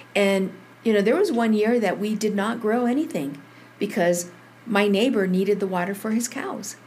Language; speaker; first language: English; early bilingual, other home language; Spanish